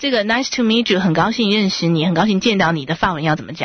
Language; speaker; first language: Chinese; native; Chinese